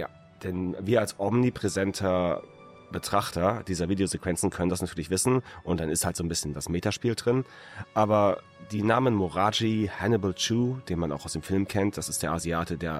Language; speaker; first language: German; native; German